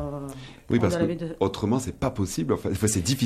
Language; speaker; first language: French; native; French